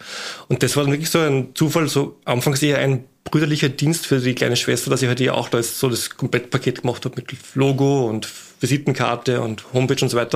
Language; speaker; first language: German; native; German